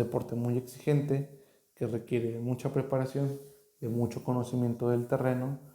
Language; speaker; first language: Spanish; native; Spanish